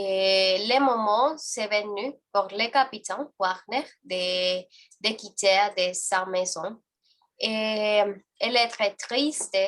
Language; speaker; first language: French; non-native, learner; Spanish